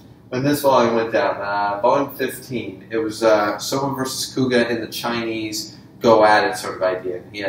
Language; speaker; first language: English; native; English